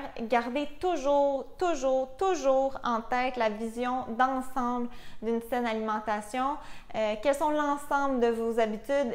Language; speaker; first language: French; native; French